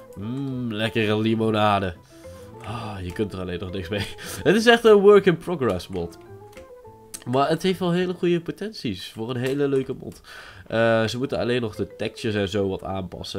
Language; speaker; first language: Dutch; native; Dutch